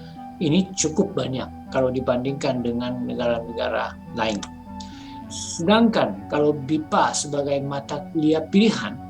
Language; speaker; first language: Indonesian; non-native, fluent; Japanese